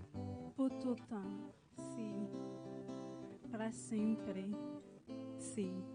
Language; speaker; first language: Portuguese; non-native, learner; Haitian Creole